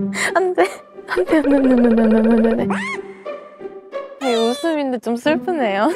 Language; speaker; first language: Korean; early bilingual, heritage; Korean